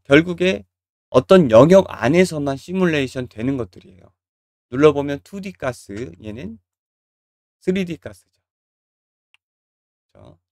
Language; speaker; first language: Korean; native; Korean